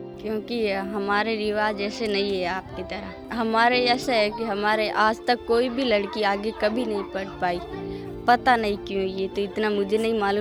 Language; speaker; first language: Hindi; native; Hindi